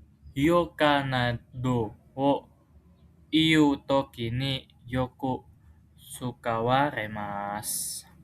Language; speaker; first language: Japanese; non-native, learner; Indonesian